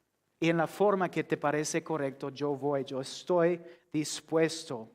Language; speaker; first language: Spanish; non-native, fluent; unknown